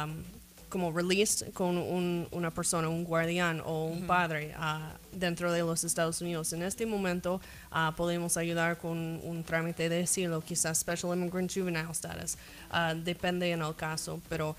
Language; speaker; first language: Spanish; non-native, fluent; English